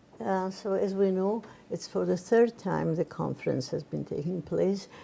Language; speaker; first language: English; non-native, fluent; Georgian